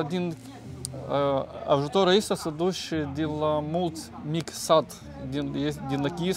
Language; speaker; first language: Romanian; early bilingual, heritage; Romanian